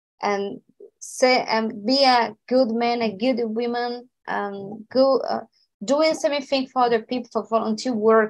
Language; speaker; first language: English; non-native, learner; Portuguese